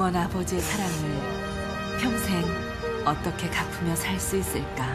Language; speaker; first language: Korean; native; Korean